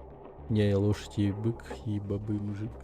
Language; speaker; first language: Russian; native; Russian